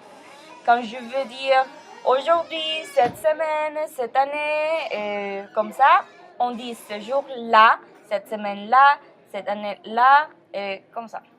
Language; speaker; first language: French; non-native, learner; Spanish